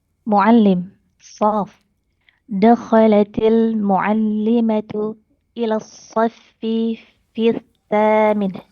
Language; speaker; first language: Arabic; non-native, learner; Indonesian